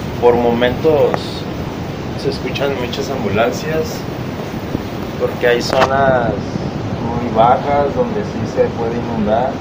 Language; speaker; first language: Spanish; native; Spanish